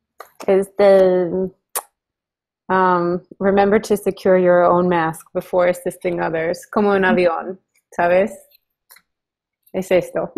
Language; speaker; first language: Spanish; non-native, learner; English